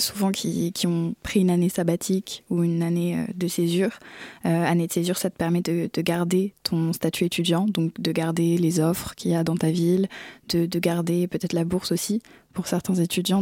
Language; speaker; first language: French; native; French